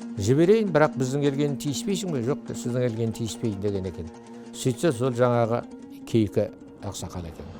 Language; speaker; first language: Kazakh; native; Kazakh